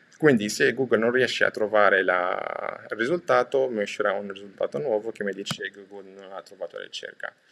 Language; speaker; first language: Italian; non-native, fluent; Arabic